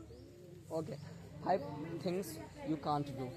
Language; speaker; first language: English; non-native, local second language; Hindi